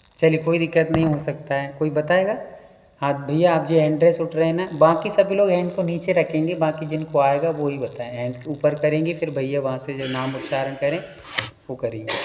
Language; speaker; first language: Hindi; native; Hindi